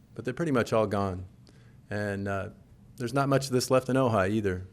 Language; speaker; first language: English; native; English